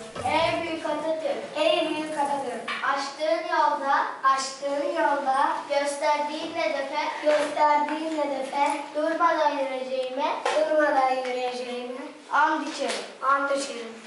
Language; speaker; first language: Turkish; native; Turkish